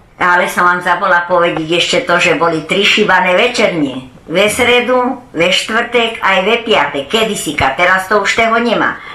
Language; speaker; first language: Slovak; early bilingual, heritage; Slovak